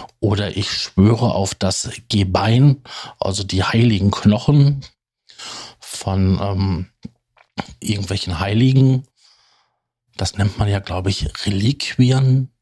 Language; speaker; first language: German; native; German